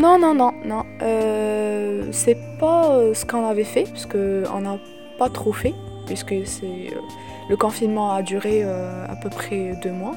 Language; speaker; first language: French; non-native, local second language; Arabic